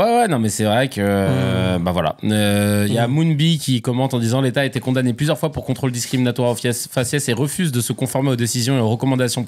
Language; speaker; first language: French; native; French